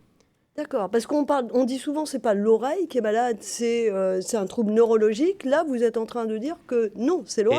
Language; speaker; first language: French; native; French